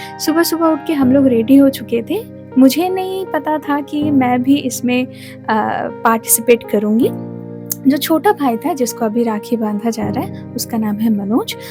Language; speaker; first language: Hindi; non-native, local second language; Bangla